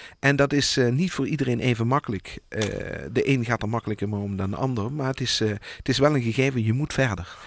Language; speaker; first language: Dutch; native; Dutch